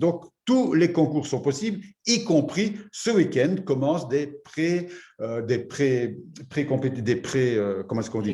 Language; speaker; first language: French; native; French